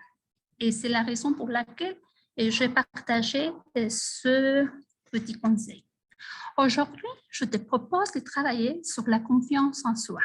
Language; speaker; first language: French; non-native, fluent; Spanish